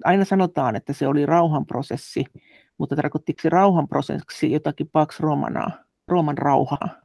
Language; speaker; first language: Finnish; native; Finnish